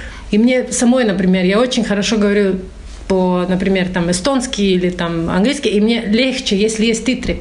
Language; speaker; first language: Russian; non-native, fluent; Latvian